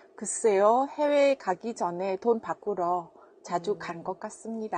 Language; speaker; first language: Korean; non-native, fluent; Vietnamese